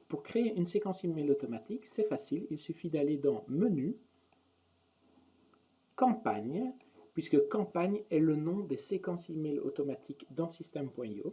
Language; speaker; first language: French; native; French